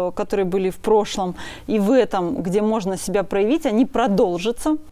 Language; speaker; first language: Russian; native; Russian